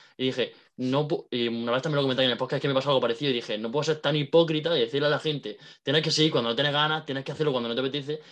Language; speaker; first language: Spanish; native; Spanish